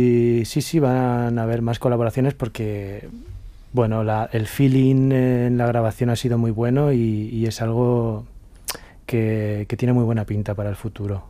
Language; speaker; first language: Spanish; native; Spanish